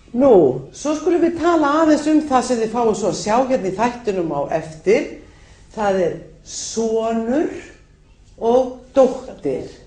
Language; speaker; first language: Icelandic; native; Icelandic